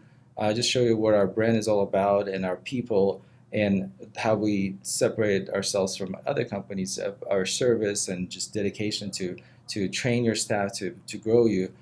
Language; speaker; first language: English; non-native, fluent; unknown